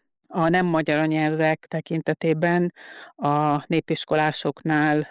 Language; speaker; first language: Hungarian; native; Hungarian